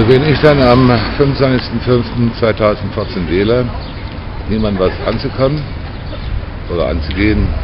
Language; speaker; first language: German; native; German